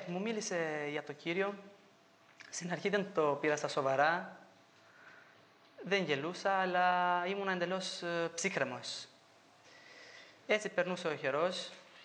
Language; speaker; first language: Greek; non-native, fluent; Albanian